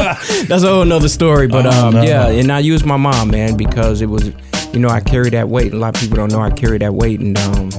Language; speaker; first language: English; native; English